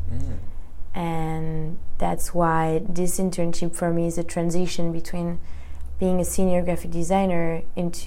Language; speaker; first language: English; non-native, fluent; French